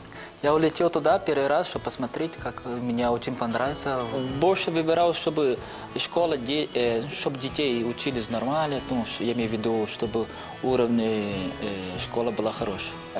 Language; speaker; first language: Russian; non-native, fluent; Portuguese